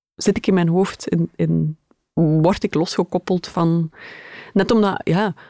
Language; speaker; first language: Dutch; native; Dutch